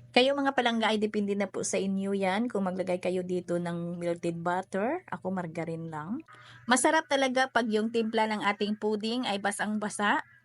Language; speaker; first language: Filipino; non-native, local second language; Cebuano